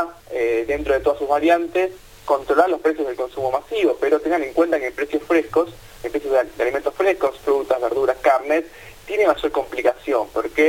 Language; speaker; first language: Spanish; native; Spanish